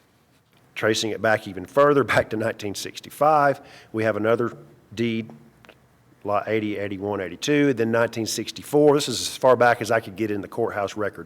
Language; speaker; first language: English; native; English